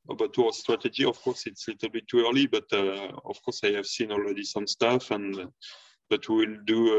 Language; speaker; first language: English; non-native, fluent; French